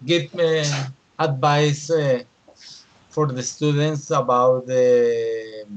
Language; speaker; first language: English; non-native, learner; Spanish